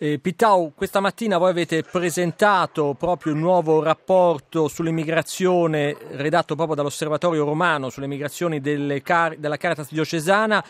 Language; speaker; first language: Italian; native; Italian